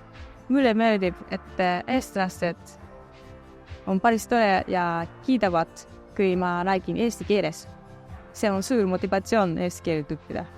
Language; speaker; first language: Estonian; non-native, learner; Japanese